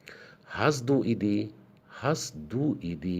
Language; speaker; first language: German; non-native, fluent; Arabic